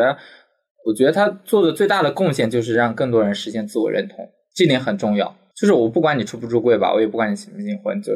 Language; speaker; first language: Chinese; native; Chinese